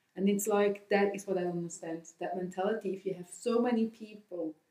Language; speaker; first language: English; non-native, fluent; Dutch